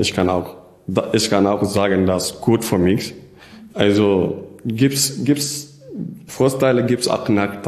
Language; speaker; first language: German; non-native, learner; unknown